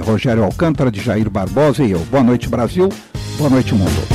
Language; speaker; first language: Portuguese; native; Portuguese